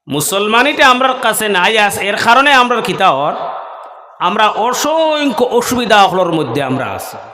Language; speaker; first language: Bangla; non-native, local second language; Sylheti